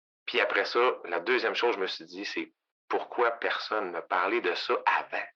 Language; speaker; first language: French; native; French